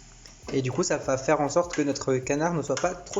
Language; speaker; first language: French; early bilingual, other home language; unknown